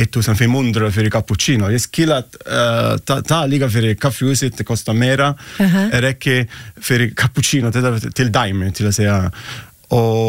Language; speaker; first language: Icelandic; non-native, learner; Italian